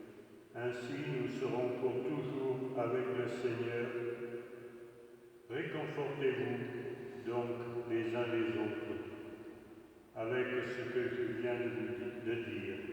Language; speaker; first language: French; native; French